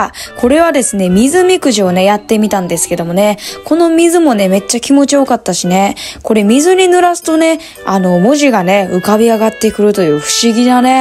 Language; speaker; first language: Japanese; native; Japanese